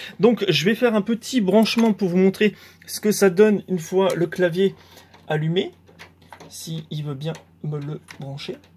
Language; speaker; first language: French; native; French